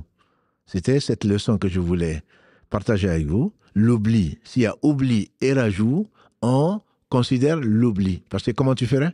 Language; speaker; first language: French; native; French